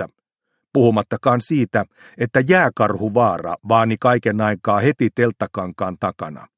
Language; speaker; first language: Finnish; native; Finnish